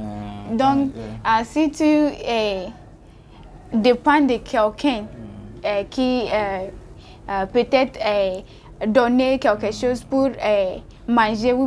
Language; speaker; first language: French; non-native, learner; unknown